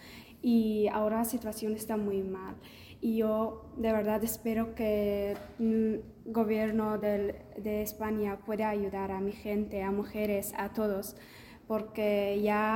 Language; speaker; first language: Spanish; non-native, learner; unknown